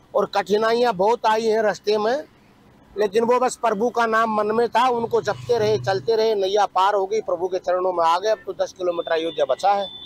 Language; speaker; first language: Hindi; native; Hindi